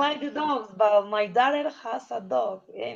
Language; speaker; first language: English; non-native, learner; Spanish